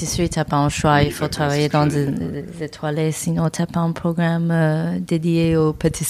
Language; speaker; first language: French; non-native, fluent; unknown